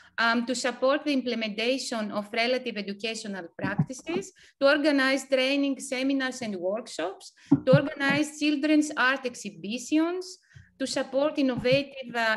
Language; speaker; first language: English; non-native, fluent; Ukrainian